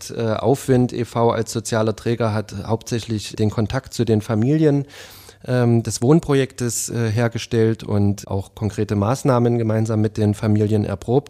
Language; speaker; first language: German; native; German